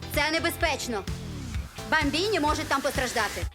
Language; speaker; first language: Ukrainian; native; Ukrainian